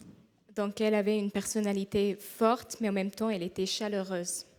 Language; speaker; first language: French; non-native, fluent; Arabic